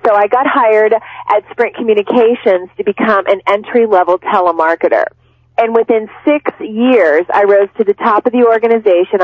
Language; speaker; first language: English; native; English